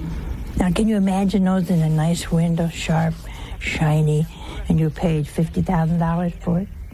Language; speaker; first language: English; native; English